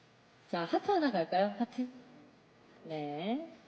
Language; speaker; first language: Korean; native; Korean